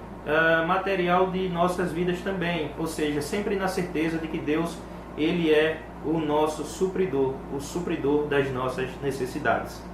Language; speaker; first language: Portuguese; native; Portuguese